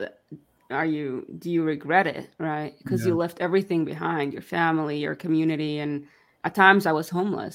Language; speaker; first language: English; early bilingual, other home language; Yiddish